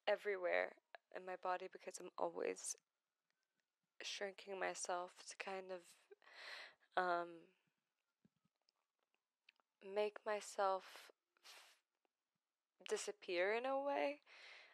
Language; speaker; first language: English; non-native, fluent; Arabic